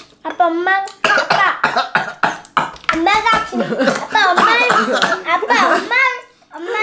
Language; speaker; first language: Korean; early bilingual, other home language; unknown